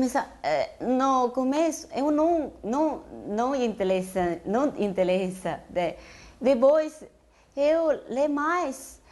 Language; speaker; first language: Portuguese; non-native, learner; Chinese